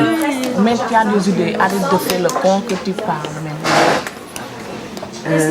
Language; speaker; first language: French; non-native, learner; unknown